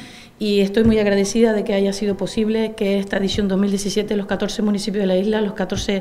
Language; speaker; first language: Spanish; native; Spanish